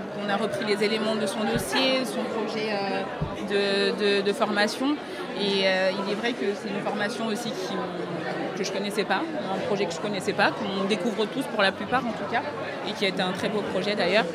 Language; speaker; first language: French; native; French